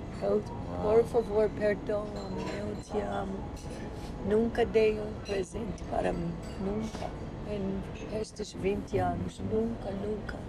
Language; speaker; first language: Portuguese; non-native, learner; English